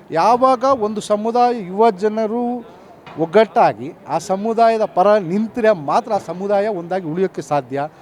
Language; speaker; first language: Kannada; non-native, local second language; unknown